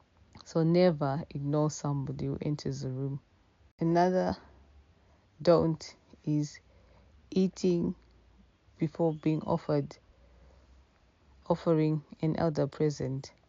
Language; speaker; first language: English; non-native, local second language; Shona